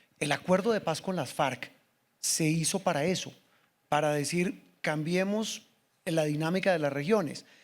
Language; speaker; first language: Spanish; native; Spanish